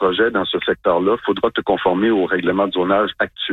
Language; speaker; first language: French; native; French